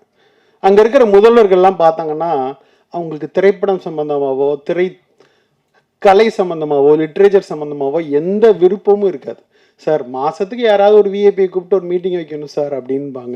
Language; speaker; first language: Tamil; native; Tamil